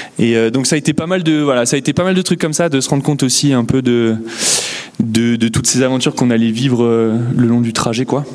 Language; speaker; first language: French; native; French